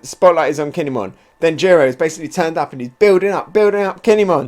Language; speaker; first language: English; native; English